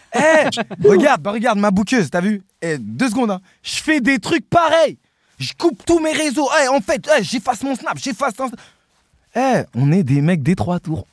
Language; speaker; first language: French; native; French